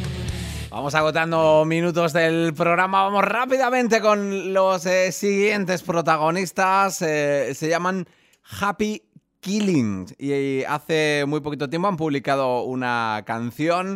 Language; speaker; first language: Spanish; native; Spanish